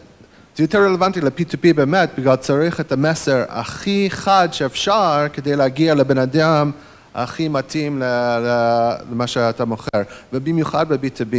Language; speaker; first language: Hebrew; non-native, fluent; English